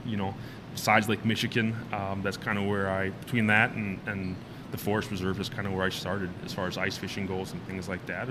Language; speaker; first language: English; native; English